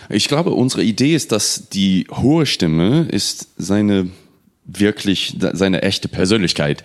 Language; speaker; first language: German; non-native, fluent; English